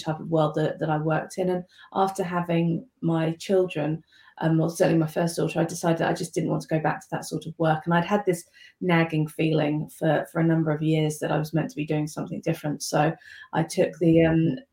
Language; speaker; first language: English; native; English